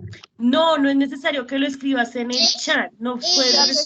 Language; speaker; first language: Spanish; native; Spanish